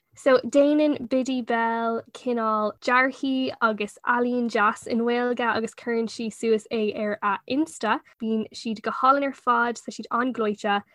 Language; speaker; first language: Irish; non-native, local second language; English